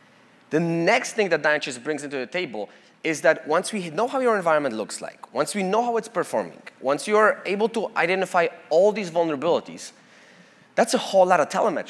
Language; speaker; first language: English; non-native, fluent; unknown